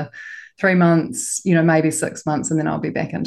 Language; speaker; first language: English; native; English